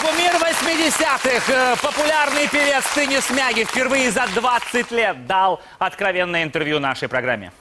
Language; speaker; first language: Russian; native; Russian